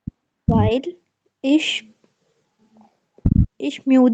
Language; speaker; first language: German; non-native, learner; Urdu